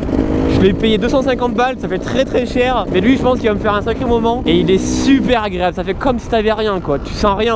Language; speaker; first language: French; native; French